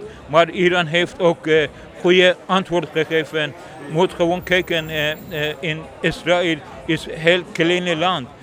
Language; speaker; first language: Dutch; non-native, learner; Persian